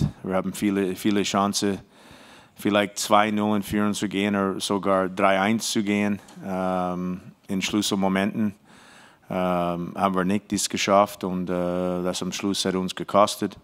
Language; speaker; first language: German; non-native, fluent; English